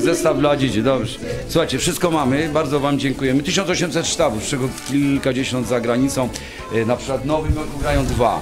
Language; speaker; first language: Polish; native; Polish